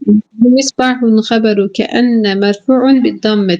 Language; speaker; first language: Arabic; non-native, learner; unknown